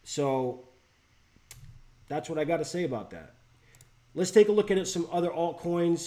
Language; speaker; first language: English; native; English